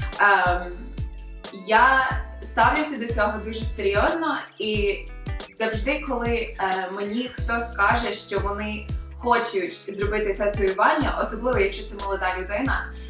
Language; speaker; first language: Ukrainian; early bilingual, other home language; English